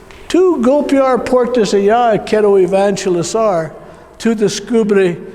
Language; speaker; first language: Spanish; non-native, learner; English